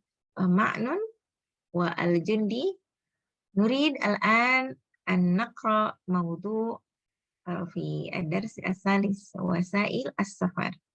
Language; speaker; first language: Arabic; non-native, fluent; Indonesian